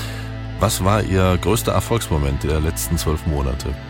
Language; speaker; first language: German; native; German